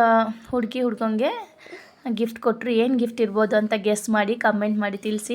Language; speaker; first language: Kannada; native; Kannada